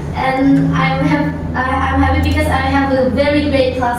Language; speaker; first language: English; non-native, learner; Indonesian